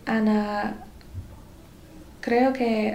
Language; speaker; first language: Spanish; non-native, learner; English